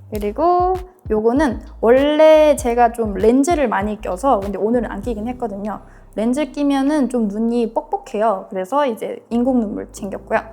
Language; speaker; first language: Korean; native; Korean